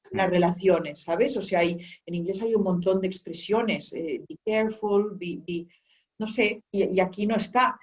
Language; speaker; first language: Spanish; early bilingual, heritage; Spanish